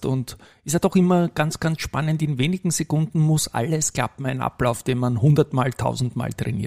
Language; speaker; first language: German; native; German